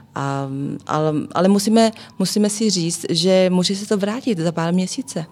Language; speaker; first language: Czech; non-native, fluent; Vietnamese